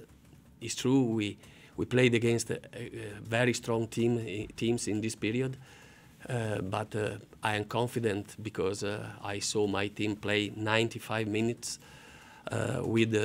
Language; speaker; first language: English; non-native, learner; Italian